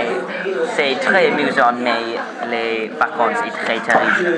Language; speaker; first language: French; non-native, learner; English